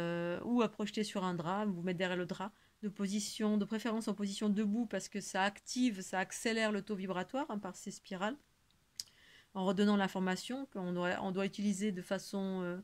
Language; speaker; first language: French; native; French